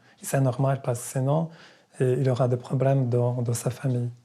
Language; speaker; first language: French; non-native, fluent; Ukrainian